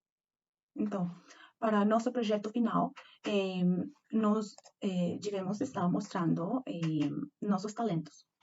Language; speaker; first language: Portuguese; non-native, learner; Spanish